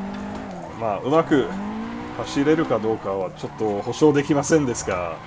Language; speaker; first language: Japanese; non-native, fluent; English